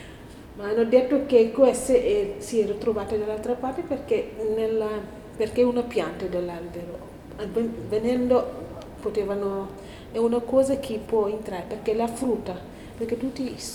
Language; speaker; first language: Italian; non-native, learner; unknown